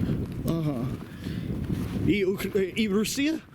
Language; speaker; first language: Russian; non-native, learner; English